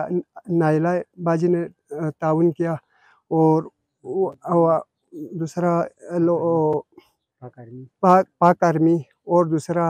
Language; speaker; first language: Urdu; non-native, local second language; Balti